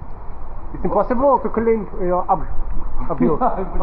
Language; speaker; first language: English; non-native, learner; Lithuanian